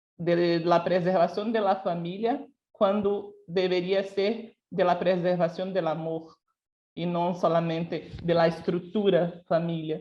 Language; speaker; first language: Spanish; non-native, local second language; Portuguese